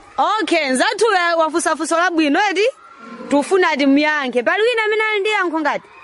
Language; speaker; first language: Nyanja; non-native, local second language; Tumbuka